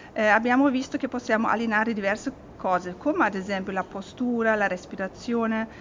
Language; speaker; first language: Italian; non-native, fluent; German